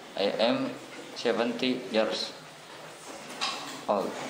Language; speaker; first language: English; non-native, learner; Indonesian